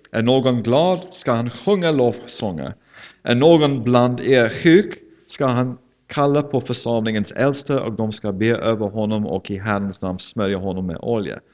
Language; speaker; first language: Swedish; non-native, fluent; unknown